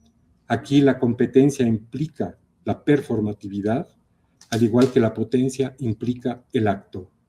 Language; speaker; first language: Spanish; native; Spanish